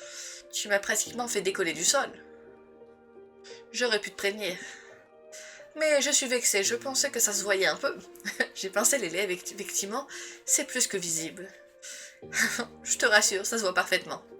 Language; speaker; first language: French; native; French